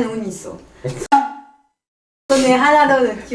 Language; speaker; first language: Korean; non-native, learner; French